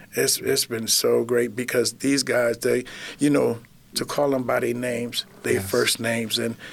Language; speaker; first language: English; native; English